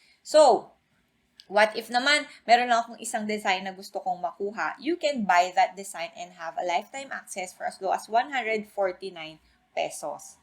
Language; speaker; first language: Filipino; native; Filipino